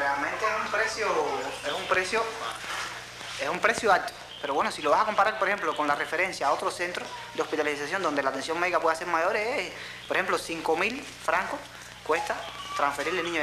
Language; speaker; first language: Spanish; native; Spanish